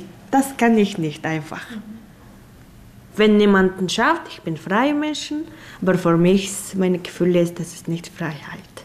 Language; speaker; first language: German; non-native, learner; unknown